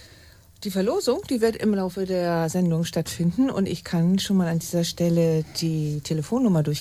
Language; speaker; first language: German; native; German